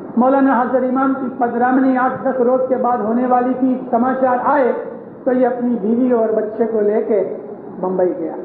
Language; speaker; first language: Urdu; non-native, local second language; Punjabi